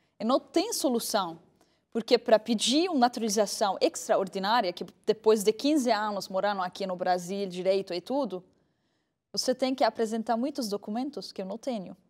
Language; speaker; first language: Portuguese; non-native, fluent; Arabic